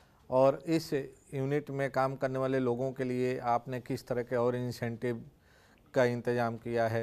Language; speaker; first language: Hindi; native; Hindi